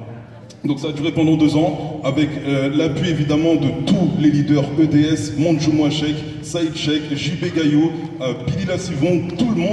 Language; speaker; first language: French; native; French